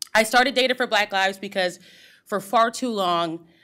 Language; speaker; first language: English; native; English